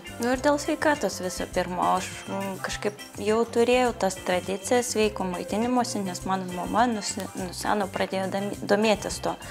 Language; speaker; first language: Lithuanian; non-native, fluent; Russian